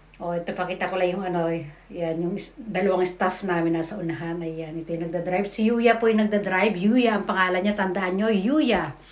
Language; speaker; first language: Filipino; native; Filipino